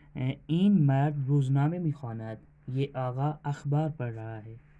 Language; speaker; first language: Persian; non-native, fluent; Urdu